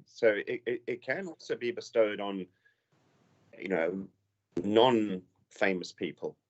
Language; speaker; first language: English; native; English